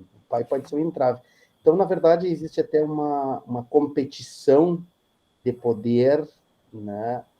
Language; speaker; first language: Portuguese; native; Portuguese